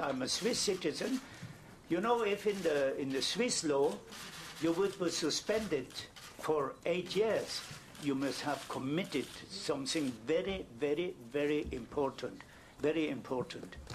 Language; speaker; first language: English; non-native, fluent; German